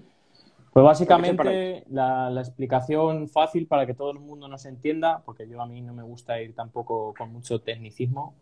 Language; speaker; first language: Spanish; native; Spanish